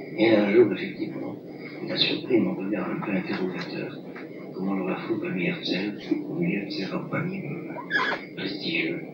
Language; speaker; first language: French; non-native, local second language; Arabic